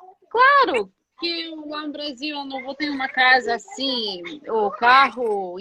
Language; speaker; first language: Portuguese; non-native, fluent; English